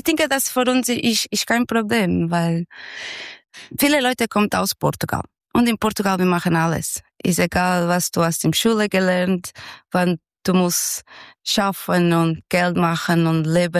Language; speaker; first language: German; non-native, learner; Portuguese